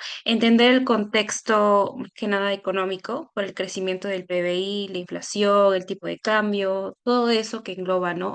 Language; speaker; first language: Spanish; native; Spanish